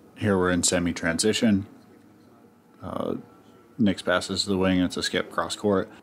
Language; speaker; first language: English; native; English